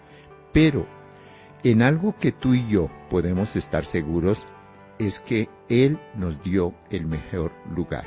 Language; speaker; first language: Spanish; native; Spanish